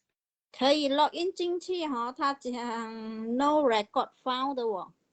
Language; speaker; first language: Chinese; native; Chinese